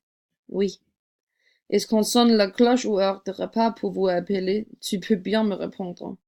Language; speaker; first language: French; non-native, learner; English